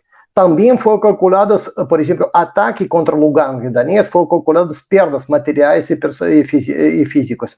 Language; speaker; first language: Portuguese; non-native, fluent; Russian